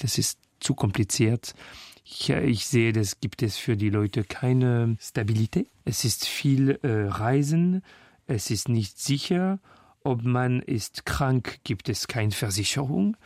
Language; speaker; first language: German; non-native, fluent; French